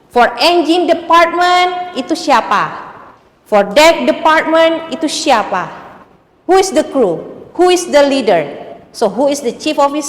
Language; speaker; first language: English; non-native, fluent; Indonesian